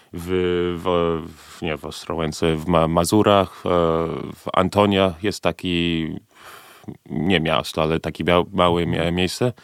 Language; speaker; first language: Polish; early bilingual, heritage; Polish